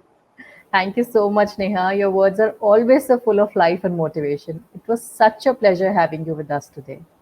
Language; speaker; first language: English; non-native, local second language; Hindi